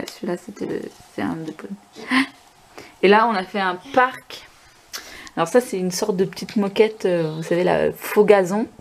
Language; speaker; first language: French; native; French